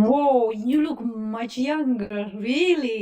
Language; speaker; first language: English; non-native, fluent; Italian